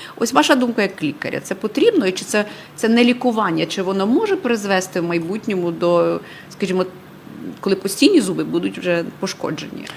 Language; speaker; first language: Ukrainian; native; Ukrainian